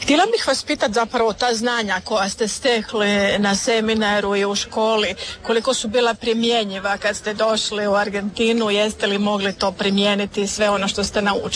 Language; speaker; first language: Serbian; native; Serbian